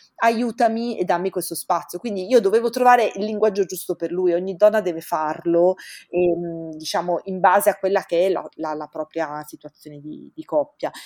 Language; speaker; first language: Italian; native; Italian